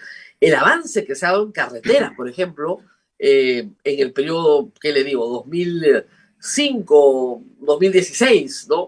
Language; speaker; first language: Spanish; native; Spanish